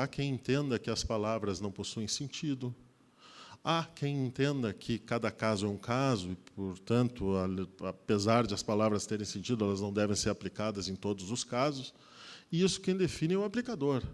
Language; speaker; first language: Portuguese; native; Portuguese